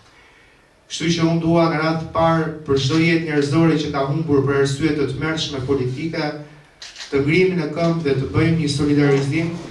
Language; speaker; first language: Albanian; native; Albanian